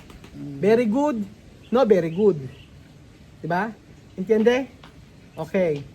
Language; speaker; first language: English; non-native, learner; Filipino